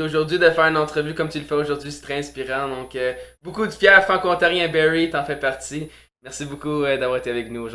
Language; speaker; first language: French; native; French